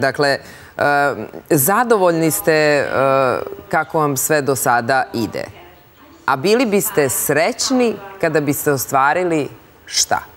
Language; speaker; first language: Serbian; native; Serbian